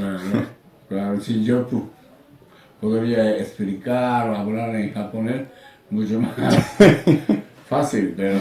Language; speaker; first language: Spanish; non-native, learner; Japanese